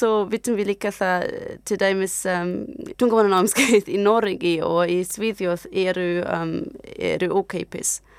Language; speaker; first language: Icelandic; non-native, learner; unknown